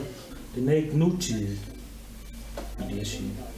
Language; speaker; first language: Danish; non-native, local second language; Kalaallisut